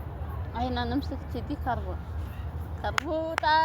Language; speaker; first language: Arabic; non-native, learner; Amharic